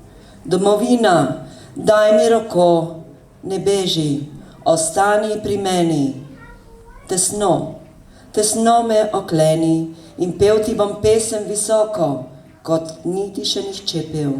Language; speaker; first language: Slovenian; early bilingual, heritage; Slovenian